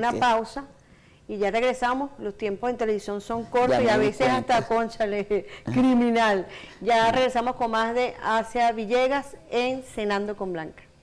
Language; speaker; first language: Spanish; native; Spanish